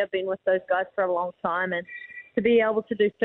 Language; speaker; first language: English; native; English